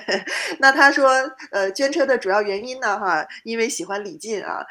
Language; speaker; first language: Chinese; native; Chinese